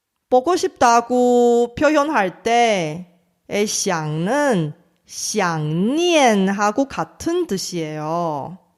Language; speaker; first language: Korean; non-native, fluent; Chinese